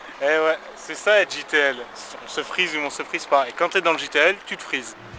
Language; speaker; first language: French; native; French